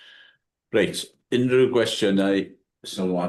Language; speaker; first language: Welsh; non-native, learner; English